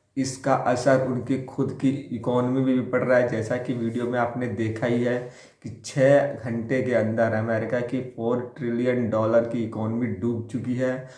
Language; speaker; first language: Hindi; native; Hindi